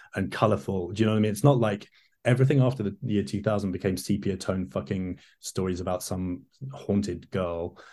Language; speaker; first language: English; native; English